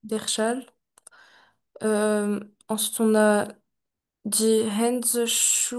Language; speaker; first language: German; non-native, learner; French